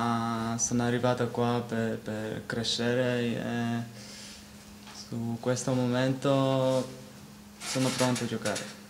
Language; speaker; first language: Italian; non-native, learner; Polish